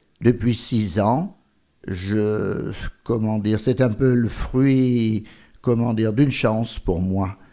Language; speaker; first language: French; native; French